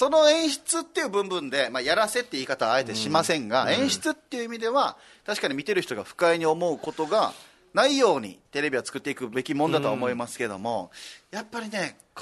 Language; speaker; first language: Japanese; native; Japanese